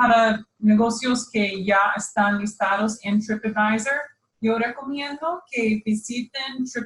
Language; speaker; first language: Spanish; non-native, fluent; English